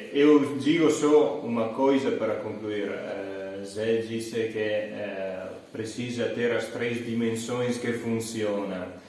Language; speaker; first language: Portuguese; non-native, fluent; Italian